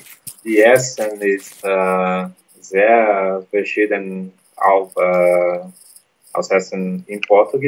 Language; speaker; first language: German; non-native, learner; Portuguese